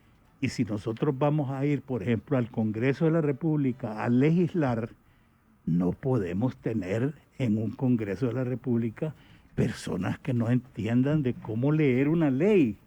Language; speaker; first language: Spanish; native; Spanish